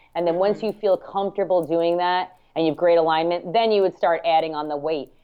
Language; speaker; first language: English; native; English